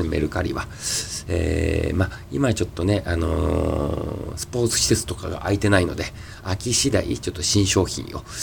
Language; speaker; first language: Japanese; native; Japanese